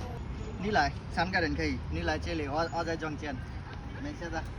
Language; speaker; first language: Chinese; non-native, learner; Bangla